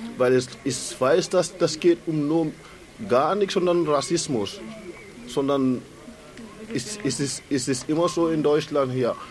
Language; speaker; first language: German; non-native, learner; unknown